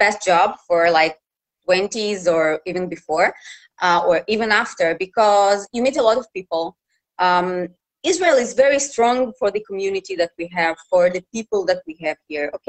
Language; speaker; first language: English; non-native, fluent; Russian